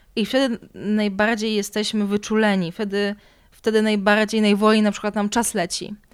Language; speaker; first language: Polish; native; Polish